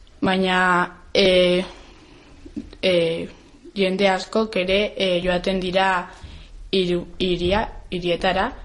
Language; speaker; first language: Basque; non-native, learner; Spanish